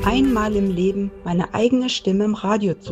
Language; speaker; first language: German; native; German